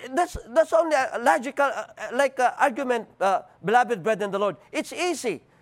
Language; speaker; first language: English; non-native, local second language; Filipino